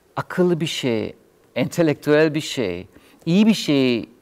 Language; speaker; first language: Turkish; non-native, fluent; German